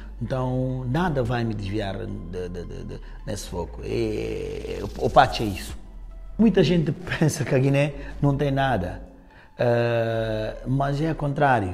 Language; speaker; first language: Portuguese; non-native, local second language; Upper Guinea Crioulo